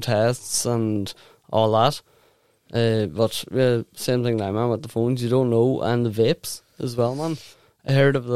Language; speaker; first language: English; native; English